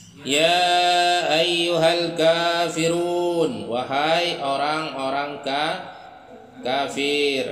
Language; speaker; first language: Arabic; non-native, fluent; Indonesian